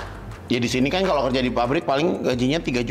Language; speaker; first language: Indonesian; native; Indonesian